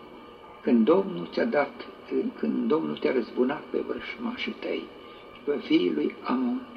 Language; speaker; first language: Romanian; native; Romanian